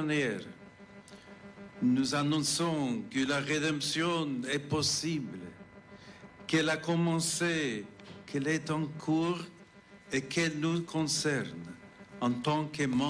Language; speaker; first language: French; non-native, fluent; English